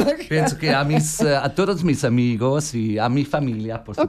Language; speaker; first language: Spanish; non-native, learner; German